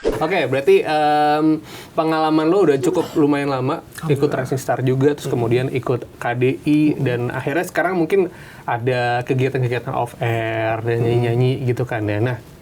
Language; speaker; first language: Indonesian; native; Indonesian